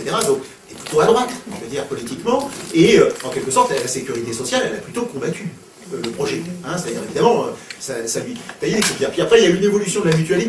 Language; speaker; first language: French; native; French